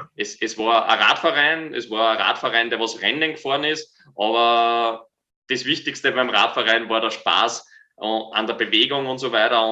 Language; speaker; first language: German; native; German